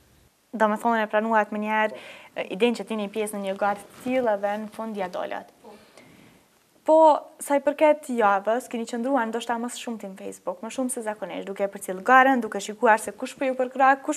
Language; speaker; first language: Albanian; native; Albanian